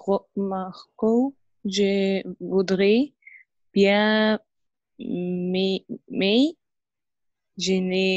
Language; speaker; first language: French; non-native, learner; Arabic